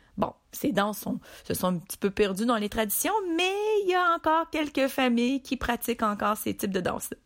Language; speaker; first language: French; native; French